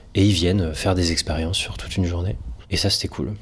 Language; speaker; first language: French; native; French